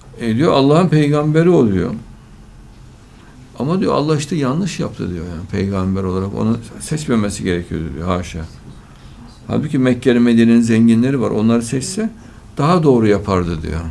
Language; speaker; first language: Turkish; native; Turkish